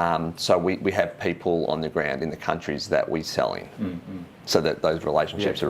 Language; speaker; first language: English; native; English